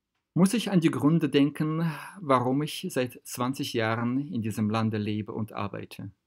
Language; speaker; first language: German; non-native, fluent; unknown